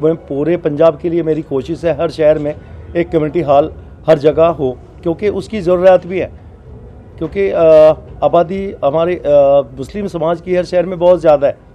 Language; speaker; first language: Hindi; non-native, local second language; Punjabi